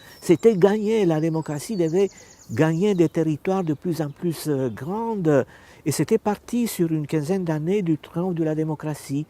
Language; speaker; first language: French; non-native, fluent; Romanian